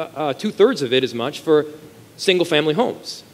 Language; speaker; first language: English; native; English